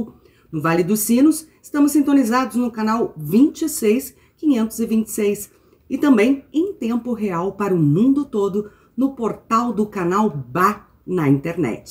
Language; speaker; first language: Portuguese; native; Portuguese